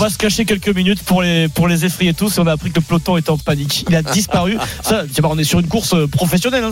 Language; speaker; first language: French; native; French